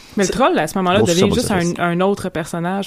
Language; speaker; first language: French; native; French